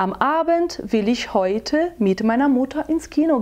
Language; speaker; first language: German; non-native, fluent; Portuguese